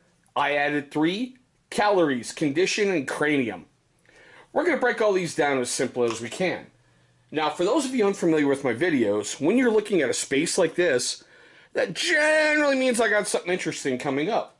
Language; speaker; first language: English; native; English